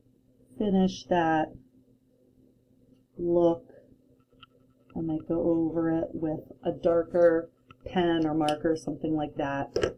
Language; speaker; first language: English; native; English